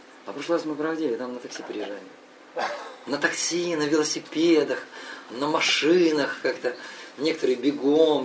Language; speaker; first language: Russian; native; Russian